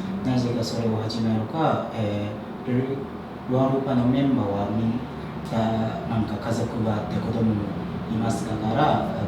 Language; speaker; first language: Japanese; non-native, fluent; Indonesian